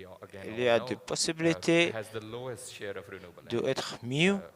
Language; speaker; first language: French; non-native, learner; Arabic